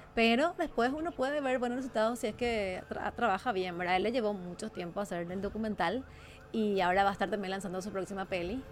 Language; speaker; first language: Spanish; native; Spanish